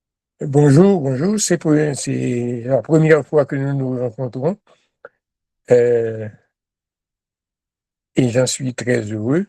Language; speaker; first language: French; non-native, local second language; Haitian Creole